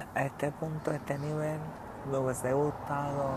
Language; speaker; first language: Spanish; early bilingual, other home language; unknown